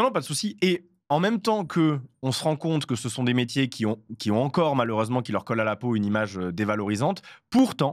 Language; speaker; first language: French; native; French